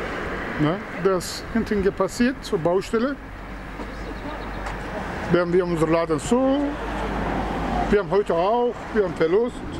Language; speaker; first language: German; non-native, learner; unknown